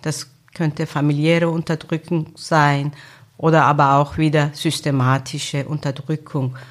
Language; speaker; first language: German; non-native, fluent; Turkish